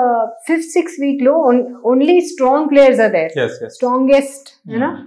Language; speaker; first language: Telugu; non-native, learner; Hindi